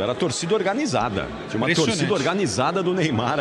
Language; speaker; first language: Portuguese; native; Portuguese